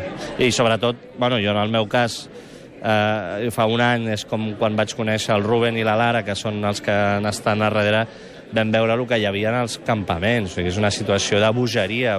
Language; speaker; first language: Catalan; native; Catalan